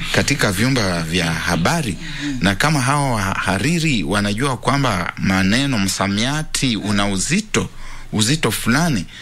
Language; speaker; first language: Swahili; non-native, local second language; Luyia